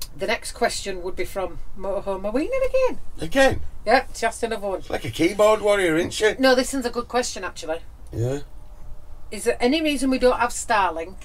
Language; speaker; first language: English; native; English